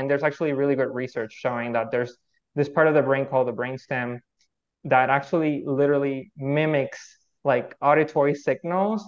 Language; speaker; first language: English; non-native, fluent; Spanish